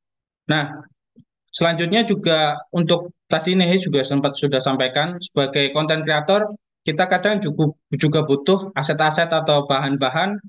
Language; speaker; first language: Indonesian; native; Indonesian